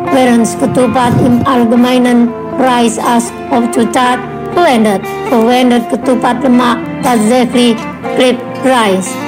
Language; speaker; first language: German; non-native, learner; Indonesian